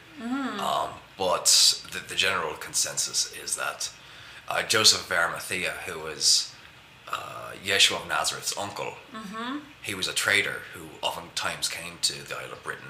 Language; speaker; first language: English; native; English